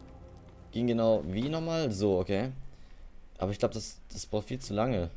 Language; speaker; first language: German; native; German